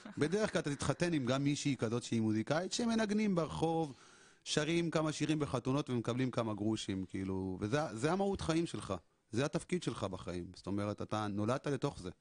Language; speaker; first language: Hebrew; early bilingual, other home language; Amharic